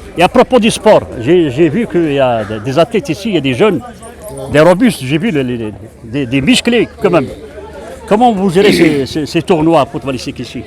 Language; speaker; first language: French; non-native, local second language; Arabic